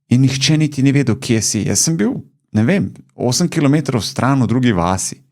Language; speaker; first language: Slovenian; early bilingual, other home language; Bosnian